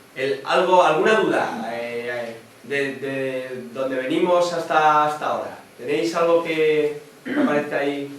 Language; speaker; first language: Spanish; native; Spanish